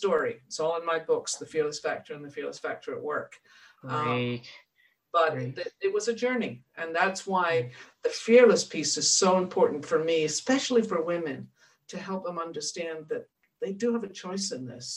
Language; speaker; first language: English; native; English